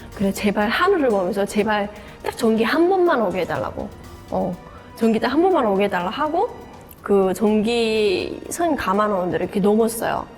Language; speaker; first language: Korean; native; Korean